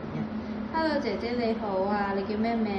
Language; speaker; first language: Cantonese; native; Cantonese